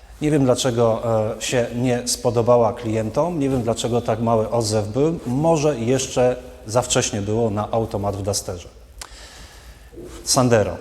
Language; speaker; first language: Polish; native; Polish